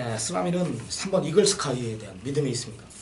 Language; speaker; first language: Korean; native; Korean